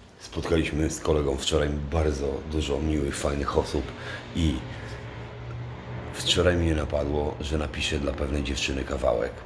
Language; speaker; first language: Polish; native; Polish